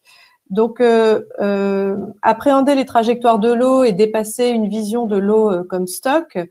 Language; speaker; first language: French; native; French